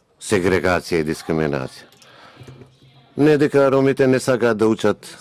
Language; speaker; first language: Macedonian; non-native, local second language; Romany